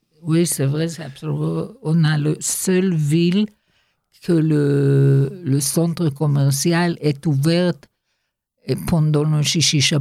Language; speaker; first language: French; non-native, learner; Hebrew